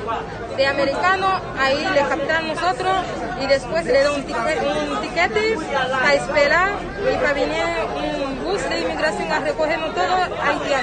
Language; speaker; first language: Spanish; non-native, learner; Haitian Creole